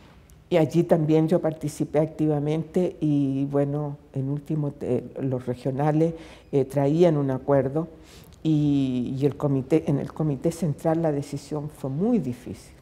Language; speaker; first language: Spanish; native; Spanish